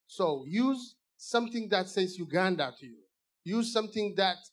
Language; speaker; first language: English; non-native, fluent; Amharic